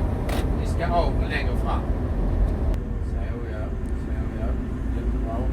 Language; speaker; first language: Swedish; non-native, learner; Tigrinya